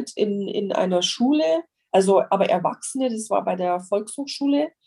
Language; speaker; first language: German; non-native, fluent; English